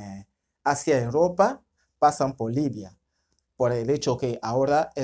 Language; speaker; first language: Spanish; non-native, fluent; French